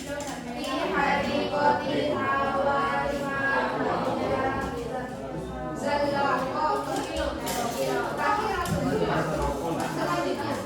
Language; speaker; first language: Arabic; non-native, learner; Indonesian